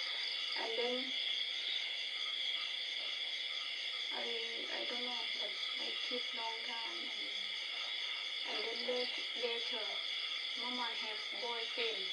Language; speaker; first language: English; non-native, learner; Thai